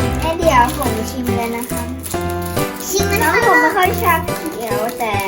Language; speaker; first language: Thai; native; Thai